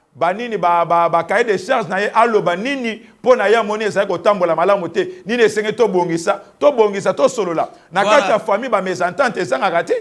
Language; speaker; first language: Lingala; non-native, local second language; Kongo